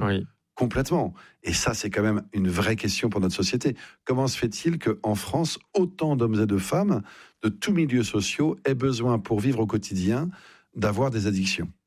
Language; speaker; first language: French; native; French